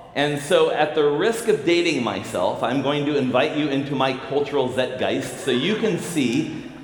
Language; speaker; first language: English; native; English